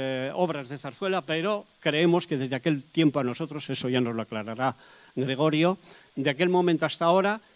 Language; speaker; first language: Spanish; native; Spanish